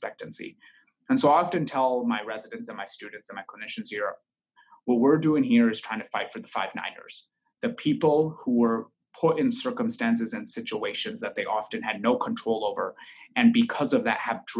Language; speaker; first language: English; native; English